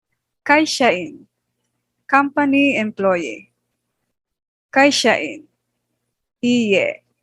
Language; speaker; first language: Japanese; non-native, fluent; Filipino